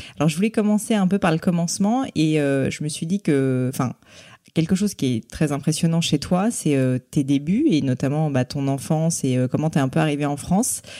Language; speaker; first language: French; native; French